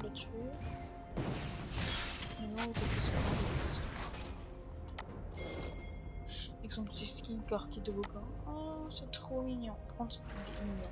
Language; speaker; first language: French; native; French